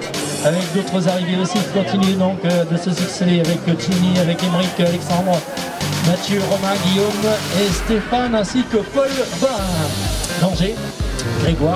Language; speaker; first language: French; native; French